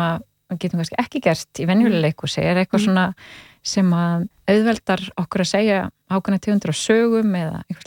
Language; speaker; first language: Icelandic; native; Icelandic